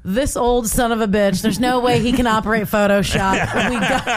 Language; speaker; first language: English; native; English